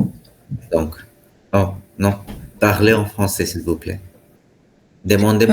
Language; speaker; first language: French; non-native, fluent; Hindi